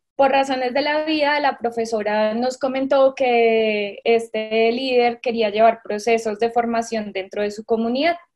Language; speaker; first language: Spanish; native; Spanish